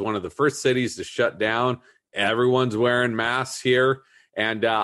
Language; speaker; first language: English; native; English